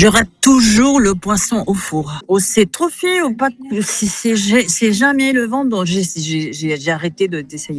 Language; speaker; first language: French; non-native, fluent; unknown